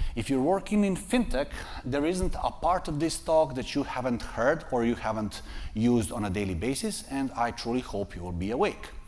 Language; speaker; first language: English; non-native, fluent; Serbian